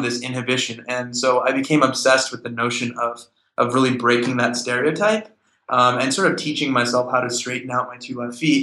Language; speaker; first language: English; native; English